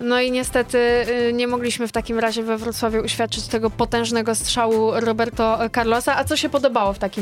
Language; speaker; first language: Polish; native; Polish